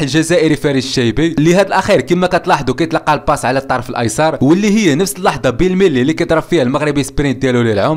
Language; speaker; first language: Arabic; native; Arabic